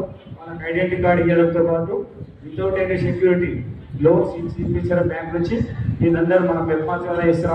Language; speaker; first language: Telugu; native; Telugu